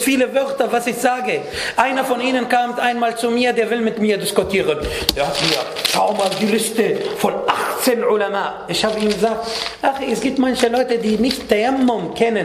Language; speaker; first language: German; non-native, fluent; Arabic